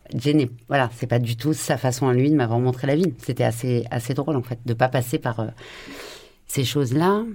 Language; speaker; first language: French; native; French